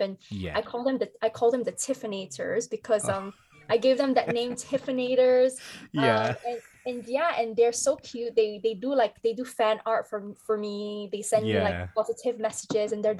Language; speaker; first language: English; native; English